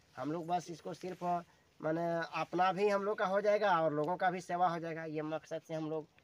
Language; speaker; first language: Hindi; native; Hindi